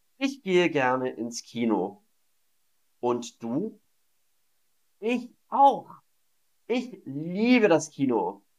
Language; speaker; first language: German; non-native, fluent; English